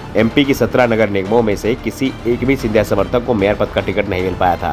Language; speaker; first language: Hindi; native; Hindi